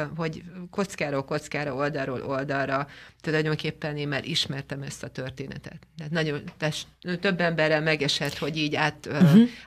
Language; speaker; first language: Hungarian; native; Hungarian